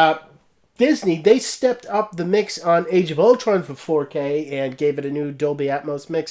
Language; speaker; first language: English; native; English